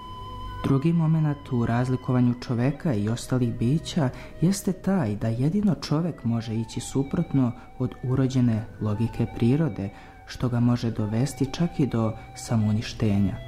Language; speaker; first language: Serbian; native; Serbian